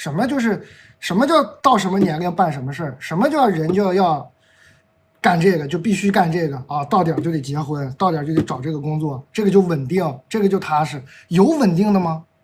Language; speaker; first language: Chinese; native; Chinese